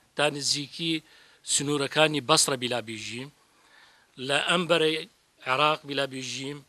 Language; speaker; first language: Central Kurdish; non-native, local second language; Southern Kurdish